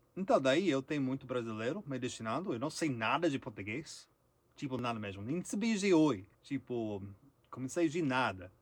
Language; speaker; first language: Portuguese; non-native, learner; English